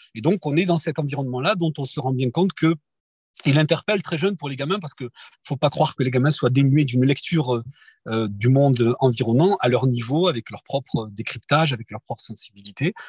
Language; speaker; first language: French; native; French